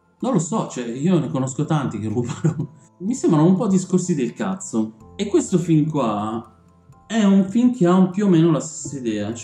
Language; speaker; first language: Italian; early bilingual, other home language; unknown